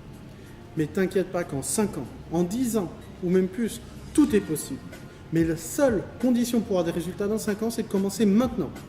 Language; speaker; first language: French; native; French